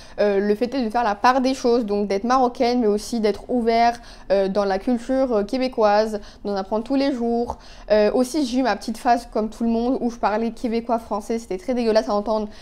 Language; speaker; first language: French; non-native, local second language; Arabic